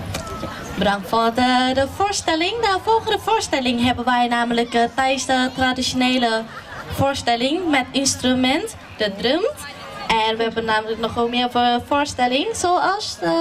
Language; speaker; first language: Dutch; non-native, fluent; Thai